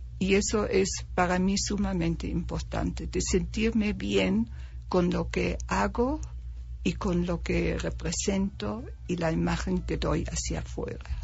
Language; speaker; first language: Spanish; non-native, fluent; German